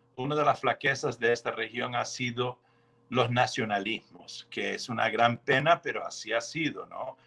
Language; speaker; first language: Spanish; non-native, fluent; English